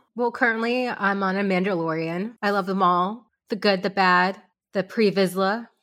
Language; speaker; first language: English; early bilingual, other home language; Hindi